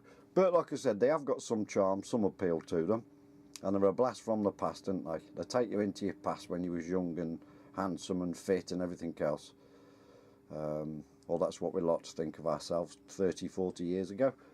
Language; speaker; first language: English; native; English